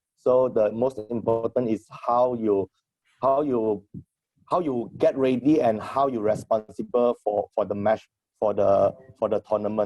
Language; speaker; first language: English; non-native, fluent; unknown